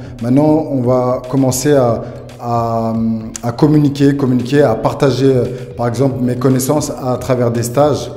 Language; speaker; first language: French; early bilingual, other home language; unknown